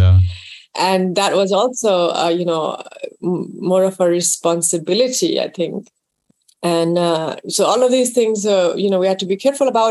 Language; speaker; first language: English; non-native, local second language; Urdu